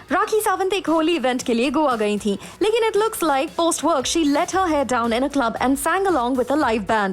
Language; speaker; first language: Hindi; native; Hindi